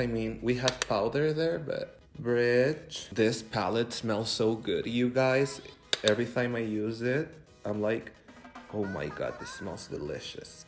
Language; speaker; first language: English; non-native, fluent; Spanish